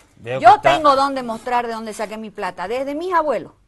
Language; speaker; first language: Spanish; native; Spanish